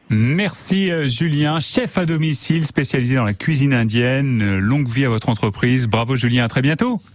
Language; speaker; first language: French; native; French